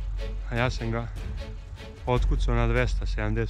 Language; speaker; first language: Serbian; native; Serbian